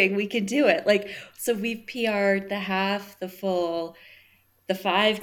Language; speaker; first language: English; native; English